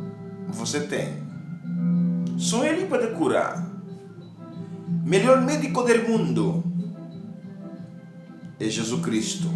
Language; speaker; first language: Portuguese; non-native, learner; Haitian Creole